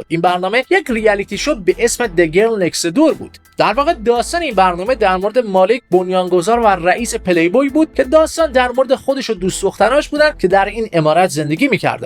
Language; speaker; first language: Persian; native; Persian